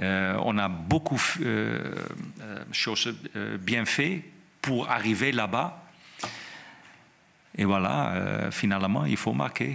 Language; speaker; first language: French; non-native, fluent; Dutch